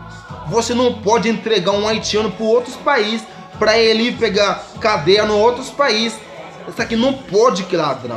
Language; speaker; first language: Portuguese; non-native, learner; Haitian Creole